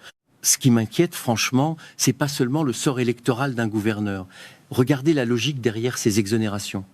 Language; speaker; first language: French; native; French